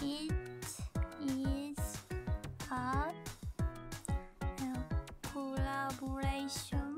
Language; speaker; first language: English; non-native, learner; Japanese